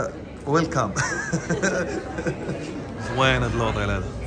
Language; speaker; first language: Arabic; native; Arabic